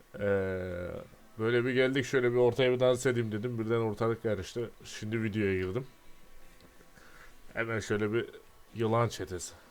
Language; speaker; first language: Turkish; native; Turkish